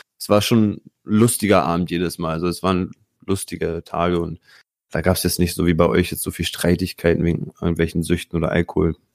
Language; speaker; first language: German; early bilingual, other home language; Italian